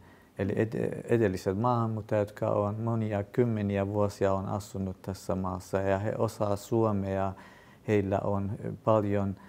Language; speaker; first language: Finnish; non-native, fluent; Kurdish